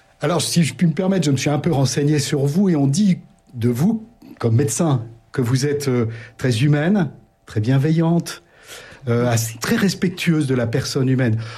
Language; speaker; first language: French; native; French